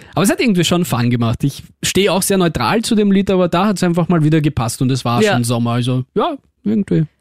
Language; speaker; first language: German; early bilingual, other home language; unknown